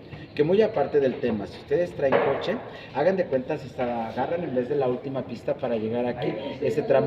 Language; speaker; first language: Spanish; native; Spanish